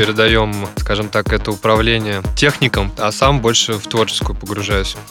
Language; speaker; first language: Russian; native; Russian